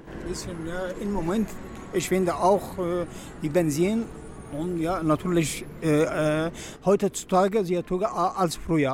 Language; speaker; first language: German; non-native, learner; Arabic